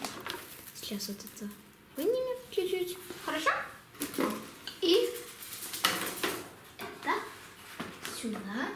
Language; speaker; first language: Russian; non-native, local second language; Lithuanian